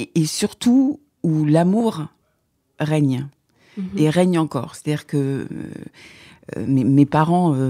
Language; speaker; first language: French; native; French